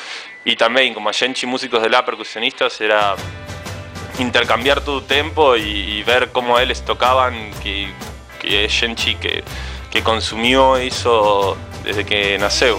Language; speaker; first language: Portuguese; non-native, fluent; Spanish